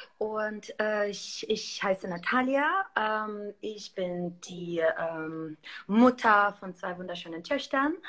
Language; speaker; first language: German; non-native, fluent; Russian